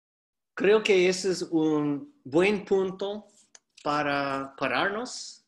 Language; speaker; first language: Spanish; non-native, fluent; English